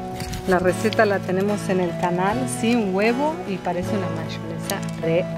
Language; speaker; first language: Spanish; native; Spanish